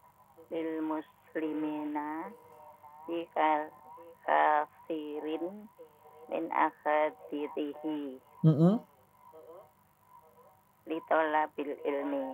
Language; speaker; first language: Arabic; non-native, learner; Indonesian